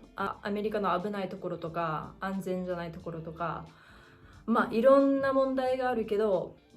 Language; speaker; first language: Japanese; non-native, fluent; English